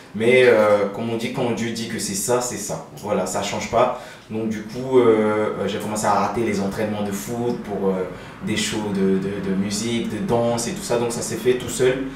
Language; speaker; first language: French; early bilingual, other home language; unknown